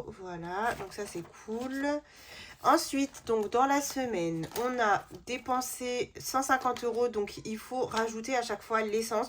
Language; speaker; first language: French; native; French